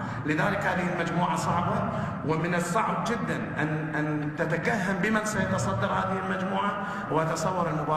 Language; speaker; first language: Arabic; native; Arabic